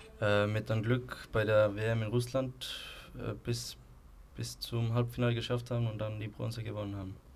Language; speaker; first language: German; non-native, fluent; Icelandic